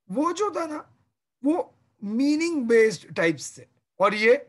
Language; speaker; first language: Hindi; non-native, local second language; Marathi